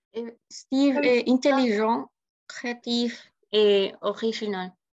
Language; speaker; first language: French; non-native, learner; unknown